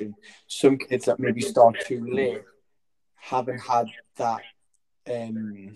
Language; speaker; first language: English; native; English